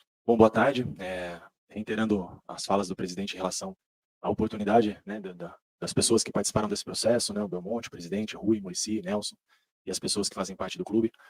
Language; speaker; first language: Portuguese; native; Portuguese